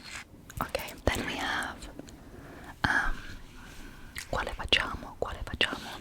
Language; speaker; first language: Italian; non-native, fluent; English